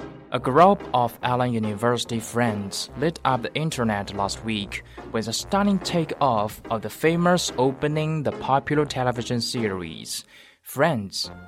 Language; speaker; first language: English; non-native, fluent; Chinese